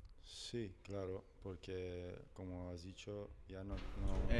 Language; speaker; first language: Spanish; non-native, fluent; Persian